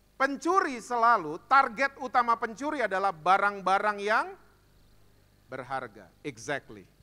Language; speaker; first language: Indonesian; native; Indonesian